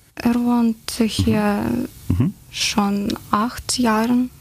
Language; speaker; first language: German; non-native, learner; Ukrainian